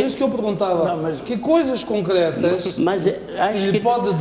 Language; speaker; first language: Portuguese; native; Portuguese